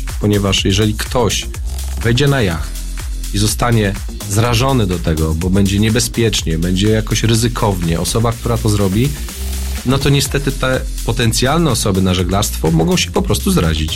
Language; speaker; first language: Polish; native; Polish